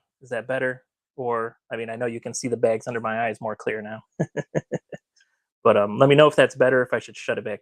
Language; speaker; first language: English; native; English